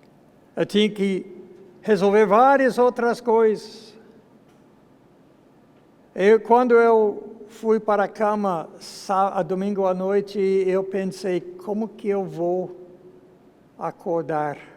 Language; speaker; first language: Portuguese; non-native, fluent; English